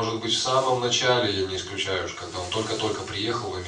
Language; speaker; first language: Russian; native; Russian